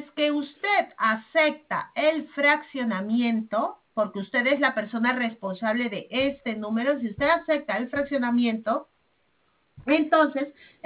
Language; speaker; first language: Spanish; native; Spanish